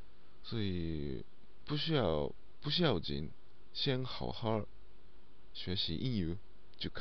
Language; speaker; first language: Chinese; non-native, learner; Japanese